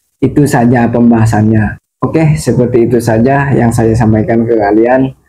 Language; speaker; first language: Indonesian; native; Indonesian